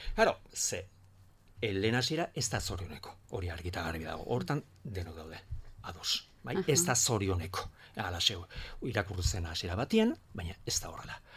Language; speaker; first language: Basque; non-native, local second language; Spanish